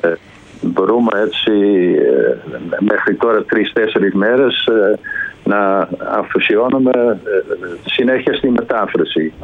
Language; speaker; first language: Greek; non-native, fluent; Dutch